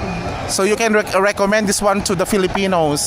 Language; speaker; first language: English; non-native, local second language; Filipino